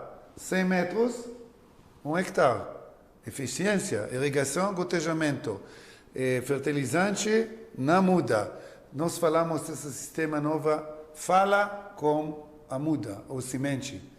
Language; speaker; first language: Portuguese; non-native, learner; Hebrew